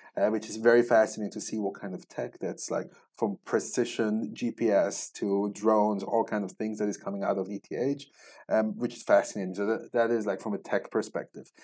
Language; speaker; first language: English; non-native, fluent; Swiss German